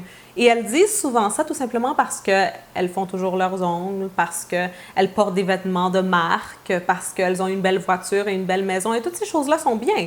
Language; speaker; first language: French; native; French